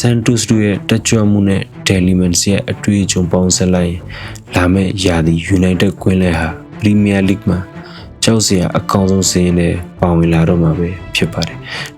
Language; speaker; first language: Burmese; native; Burmese